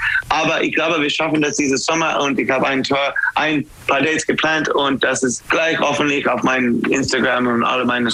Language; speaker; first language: German; non-native, fluent; English